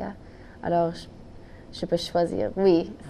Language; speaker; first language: French; non-native, local second language; English